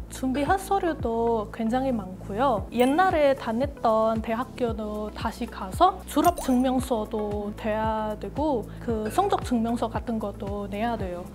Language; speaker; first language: Korean; non-native, fluent; Indonesian